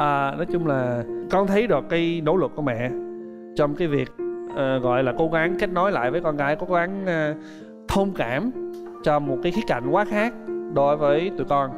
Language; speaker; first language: Vietnamese; non-native, fluent; English